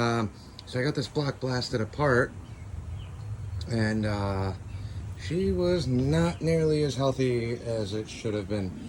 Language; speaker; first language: English; native; English